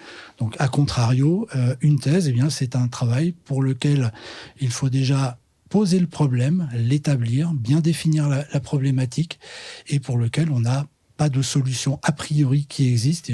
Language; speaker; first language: French; native; French